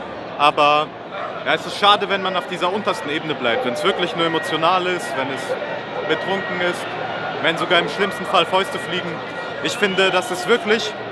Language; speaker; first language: German; native; German